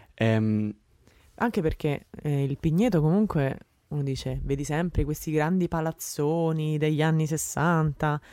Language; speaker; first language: Italian; native; Italian